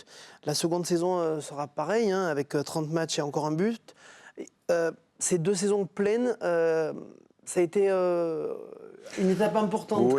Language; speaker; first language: French; native; French